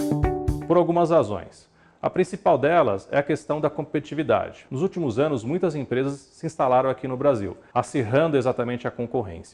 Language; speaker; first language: Portuguese; native; Portuguese